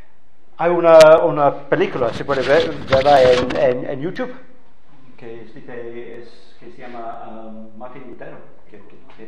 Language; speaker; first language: Spanish; non-native, fluent; English